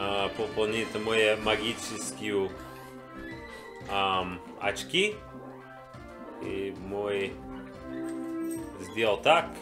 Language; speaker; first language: Russian; non-native, learner; English